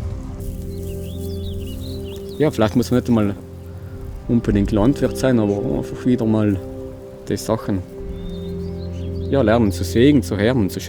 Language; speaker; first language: German; native; German